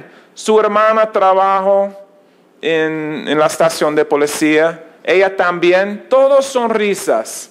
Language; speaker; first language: Spanish; non-native, learner; English